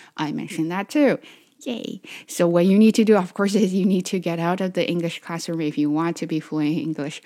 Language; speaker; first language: English; non-native, fluent; Chinese